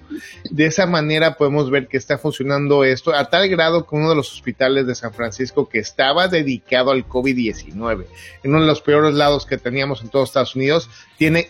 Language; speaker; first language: Spanish; native; Spanish